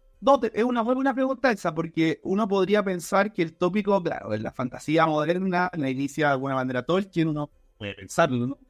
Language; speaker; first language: Spanish; native; Spanish